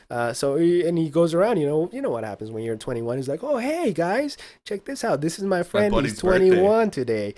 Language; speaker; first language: English; early bilingual, other home language; Spanish